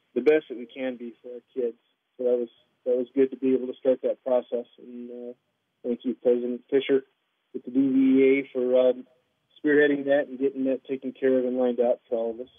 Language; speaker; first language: English; native; English